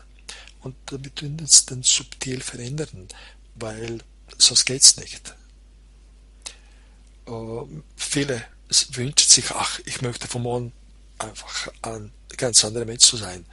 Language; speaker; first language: German; non-native, fluent; Croatian